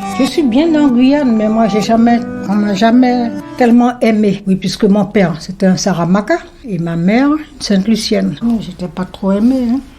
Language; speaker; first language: French; non-native, local second language; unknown